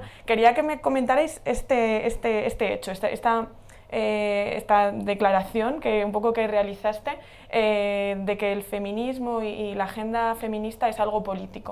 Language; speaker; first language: Spanish; native; Spanish